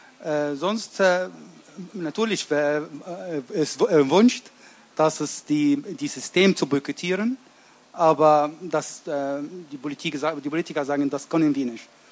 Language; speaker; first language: German; non-native, learner; Arabic